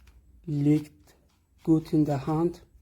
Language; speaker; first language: German; non-native, learner; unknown